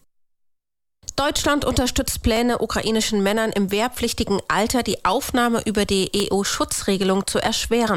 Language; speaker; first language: German; native; German